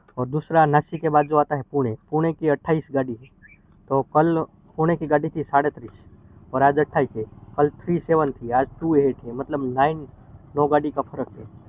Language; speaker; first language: Hindi; non-native, local second language; Gujarati